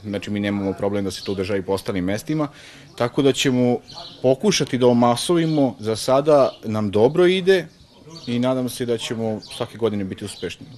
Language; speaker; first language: Serbian; native; Serbian